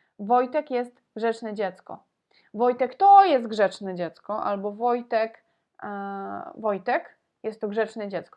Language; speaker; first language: Polish; non-native, fluent; Russian